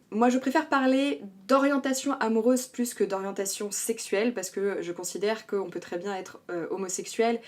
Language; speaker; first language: French; native; French